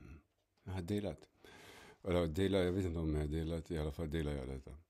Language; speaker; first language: Swedish; non-native, fluent; German